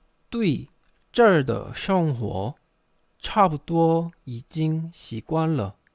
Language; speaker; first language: Chinese; non-native, fluent; Korean